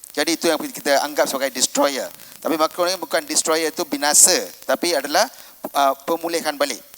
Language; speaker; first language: Malay; non-native, local second language; Tamil